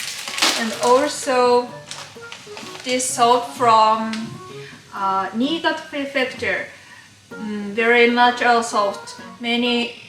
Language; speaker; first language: English; non-native, learner; Japanese